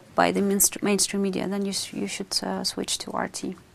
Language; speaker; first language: English; non-native, fluent; Russian